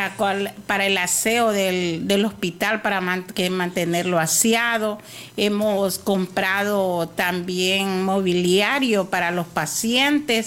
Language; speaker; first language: Spanish; native; Spanish